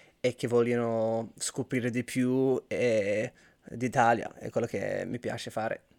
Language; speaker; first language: Italian; non-native, fluent; English